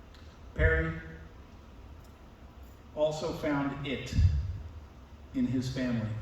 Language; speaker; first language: English; native; English